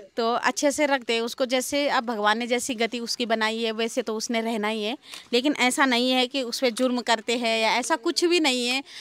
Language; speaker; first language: Hindi; non-native, local second language; Garhwali